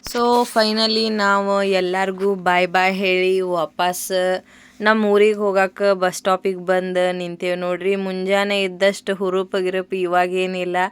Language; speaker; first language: Kannada; native; Kannada